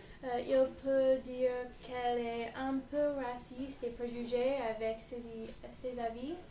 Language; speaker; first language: French; non-native, learner; English